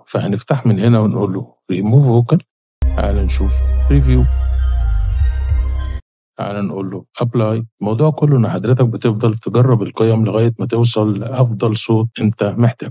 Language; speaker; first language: Arabic; native; Arabic